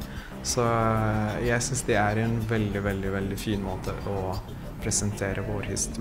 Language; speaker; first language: Norwegian; non-native, fluent; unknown